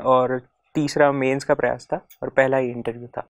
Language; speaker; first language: Hindi; non-native, local second language; Marathi